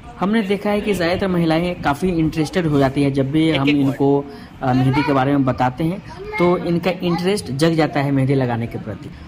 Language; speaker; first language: Hindi; native; Hindi